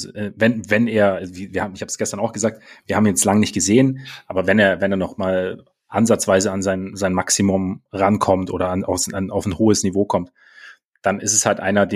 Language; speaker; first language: German; native; German